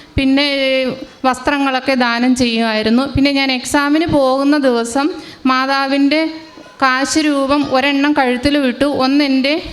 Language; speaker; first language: Malayalam; native; Malayalam